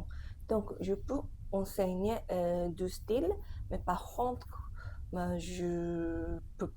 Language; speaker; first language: French; non-native, fluent; Japanese